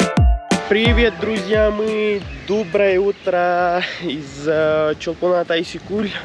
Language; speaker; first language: Russian; non-native, local second language; Kyrgyz